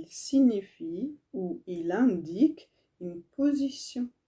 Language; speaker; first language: French; non-native, learner; Tigrinya